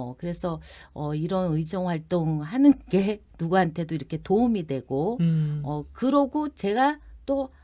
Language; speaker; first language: Korean; native; Korean